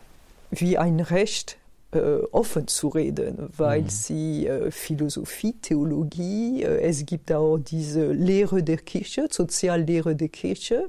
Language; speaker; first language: German; non-native, fluent; French